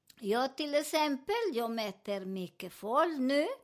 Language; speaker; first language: Swedish; non-native, learner; Spanish